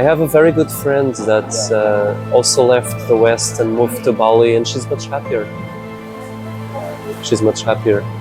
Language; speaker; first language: English; non-native, fluent; Portuguese